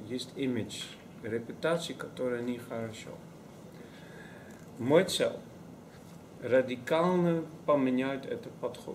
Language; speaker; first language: Russian; non-native, learner; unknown